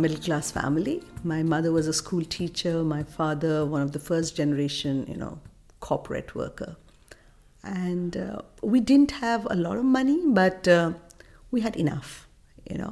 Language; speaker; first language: English; non-native, local second language; Bangla